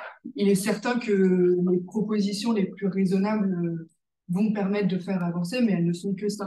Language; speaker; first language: French; native; French